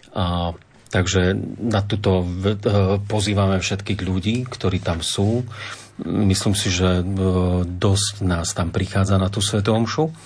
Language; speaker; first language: Slovak; native; Slovak